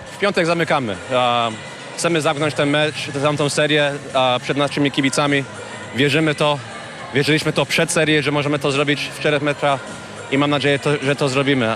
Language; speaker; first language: Polish; early bilingual, heritage; English